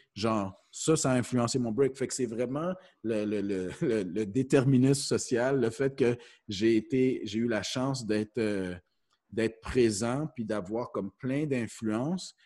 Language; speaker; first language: French; early bilingual, heritage; French